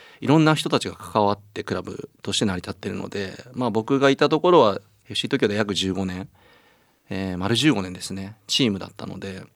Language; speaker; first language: Japanese; native; Japanese